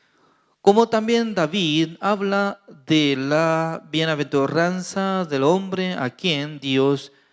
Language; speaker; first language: Spanish; non-native, fluent; Korean